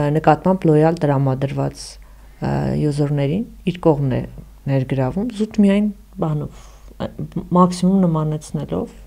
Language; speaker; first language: Armenian; native; Armenian